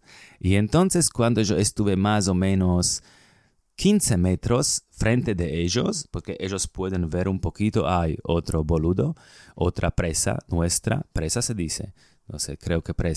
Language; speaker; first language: Spanish; non-native, fluent; Slovak